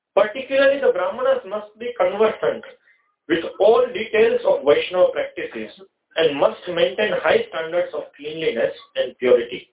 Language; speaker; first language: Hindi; non-native, local second language; Gujarati